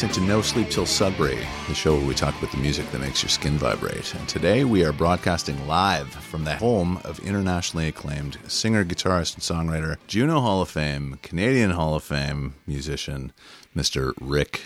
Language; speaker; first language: English; native; English